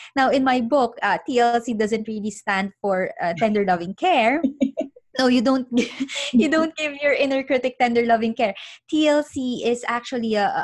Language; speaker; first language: English; non-native, local second language; Filipino